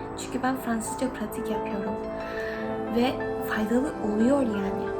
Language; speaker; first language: Turkish; non-native, fluent; Korean